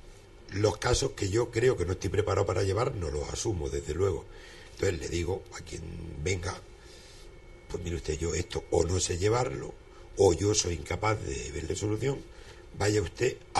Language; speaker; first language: Spanish; native; Spanish